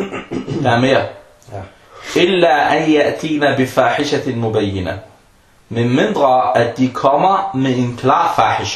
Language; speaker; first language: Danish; non-native, fluent; Arabic